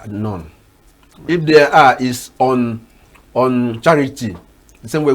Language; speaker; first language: English; non-native, local second language; Igbo